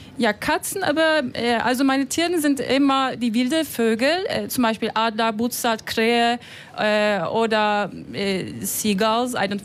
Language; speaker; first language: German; non-native, learner; Turkish